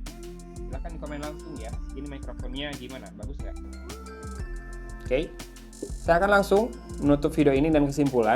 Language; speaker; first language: Indonesian; native; Indonesian